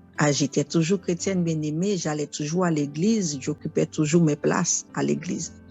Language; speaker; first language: French; non-native, local second language; Haitian Creole